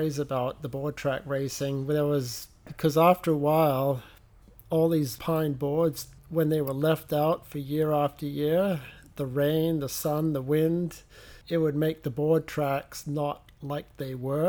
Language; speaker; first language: English; native; English